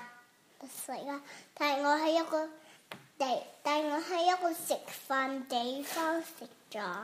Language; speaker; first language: Cantonese; early bilingual, heritage; Cantonese